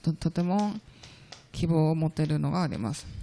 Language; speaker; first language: Japanese; non-native, learner; Korean